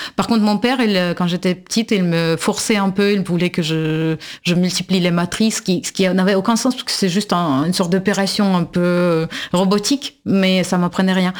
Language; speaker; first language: French; non-native, fluent; Russian